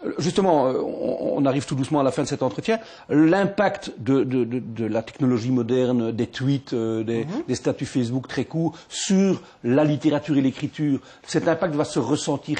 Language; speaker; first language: French; native; French